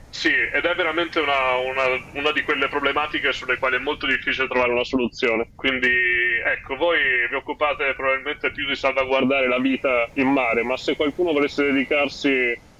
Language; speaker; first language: Italian; native; Italian